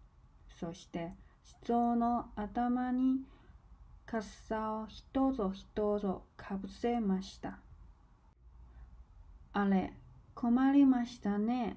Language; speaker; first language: Japanese; non-native, learner; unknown